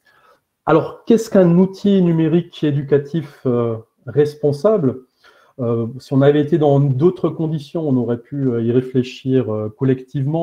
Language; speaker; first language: French; native; French